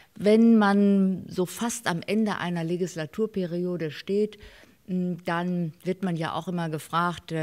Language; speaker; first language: German; native; German